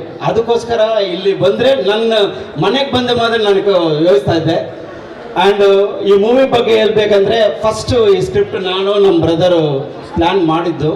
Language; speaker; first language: Kannada; non-native, local second language; Telugu